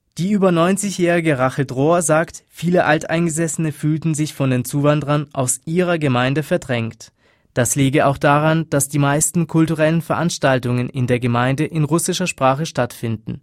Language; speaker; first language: German; native; German